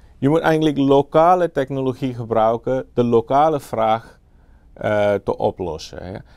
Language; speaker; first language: Dutch; non-native, fluent; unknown